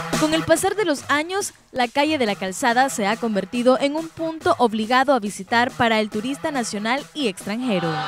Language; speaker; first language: Spanish; native; Spanish